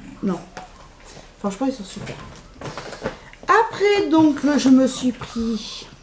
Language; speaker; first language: French; native; French